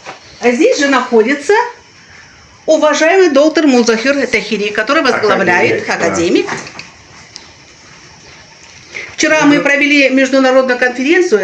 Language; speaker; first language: Russian; native; Russian